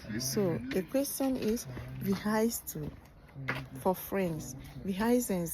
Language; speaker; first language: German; non-native, learner; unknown